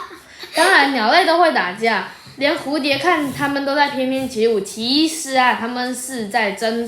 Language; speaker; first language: Chinese; native; Chinese